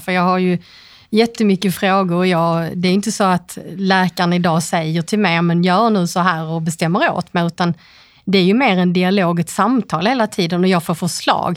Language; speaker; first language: Swedish; native; Swedish